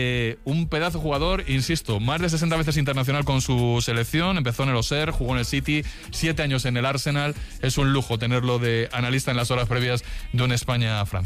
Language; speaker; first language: Spanish; native; Spanish